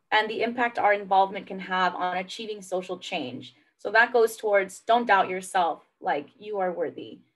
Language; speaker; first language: English; native; English